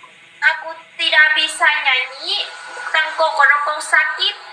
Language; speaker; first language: Indonesian; non-native, learner; Vietnamese